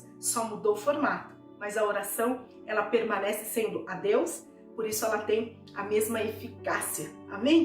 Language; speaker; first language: Portuguese; native; Portuguese